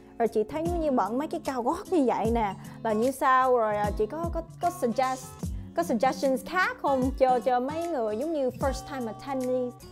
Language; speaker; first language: Vietnamese; early bilingual, heritage; Vietnamese